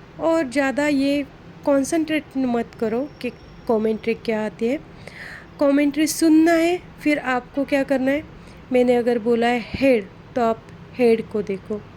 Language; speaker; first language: Hindi; non-native, local second language; Marathi